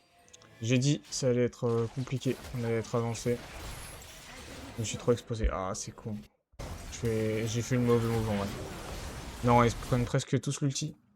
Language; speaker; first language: French; native; French